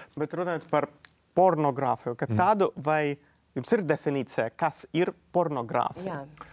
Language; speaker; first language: Latvian; non-native, local second language; Russian